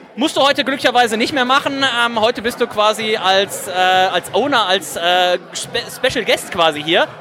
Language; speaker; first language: German; native; German